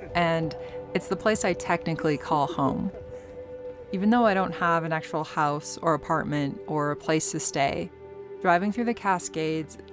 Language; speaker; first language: English; native; English